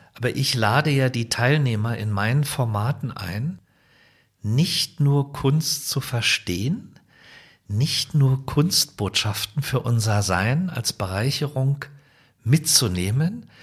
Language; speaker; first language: German; native; German